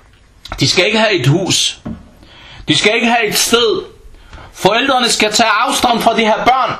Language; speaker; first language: Danish; early bilingual, other home language; Arabic